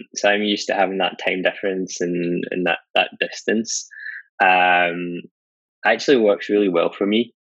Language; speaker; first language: English; native; English